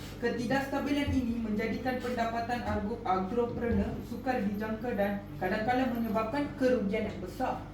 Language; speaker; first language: Malay; non-native, local second language; Tamil